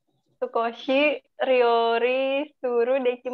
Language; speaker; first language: Japanese; non-native, learner; Indonesian